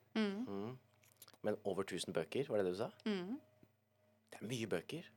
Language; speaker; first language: Norwegian; native; Norwegian